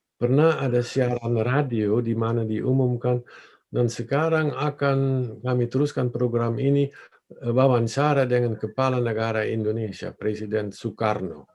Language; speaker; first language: Indonesian; non-native, fluent; Dutch